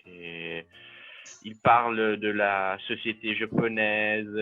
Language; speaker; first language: French; non-native, learner; Italian